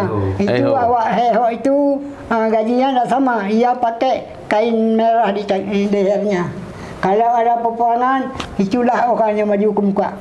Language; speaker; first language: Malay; non-native, local second language; Achinese